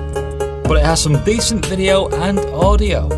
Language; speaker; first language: English; native; English